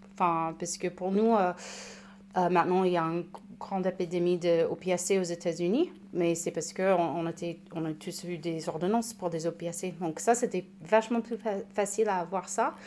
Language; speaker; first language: French; non-native, fluent; English